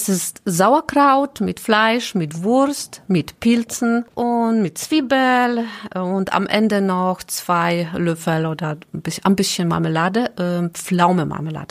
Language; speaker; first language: German; non-native, learner; Polish